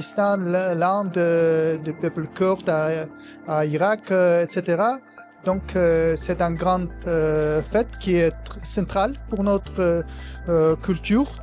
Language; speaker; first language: French; non-native, fluent; Kazakh